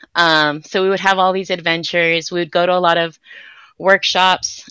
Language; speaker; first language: English; native; English